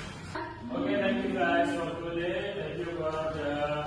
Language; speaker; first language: English; non-native, learner; Indonesian